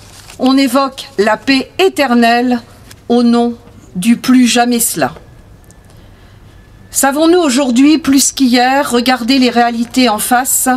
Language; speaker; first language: French; native; French